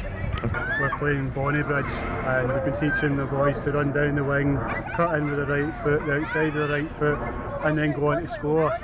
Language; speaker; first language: English; native; English